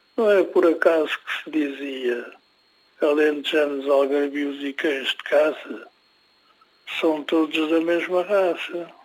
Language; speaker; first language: Portuguese; native; Portuguese